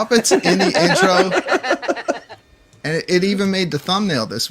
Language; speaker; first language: English; native; English